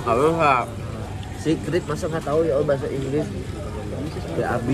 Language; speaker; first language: Indonesian; native; Indonesian